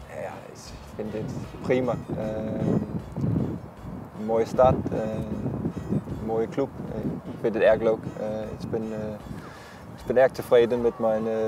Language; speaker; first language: Dutch; non-native, learner; Danish